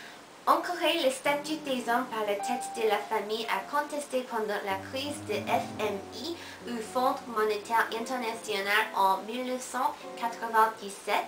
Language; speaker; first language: French; non-native, learner; Korean